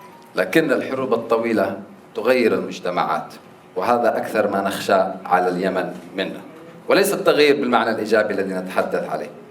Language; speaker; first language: Arabic; native; Arabic